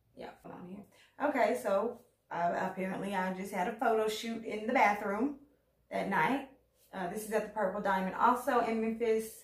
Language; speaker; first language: English; native; English